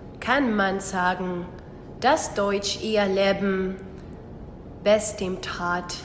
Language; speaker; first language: German; non-native, learner; Spanish